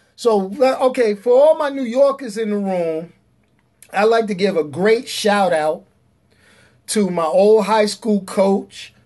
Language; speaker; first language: English; native; English